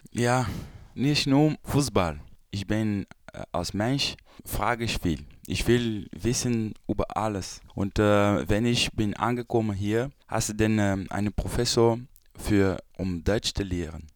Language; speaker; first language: German; non-native, learner; Portuguese